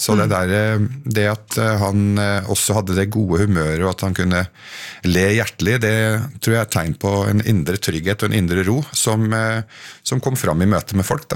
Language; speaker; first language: Norwegian; early bilingual, other home language; Arabic